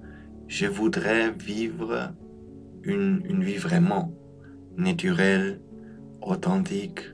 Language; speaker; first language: French; non-native, fluent; German